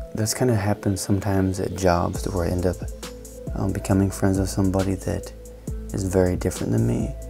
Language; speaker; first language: English; native; English